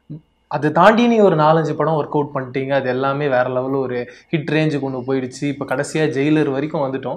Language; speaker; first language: Tamil; native; Tamil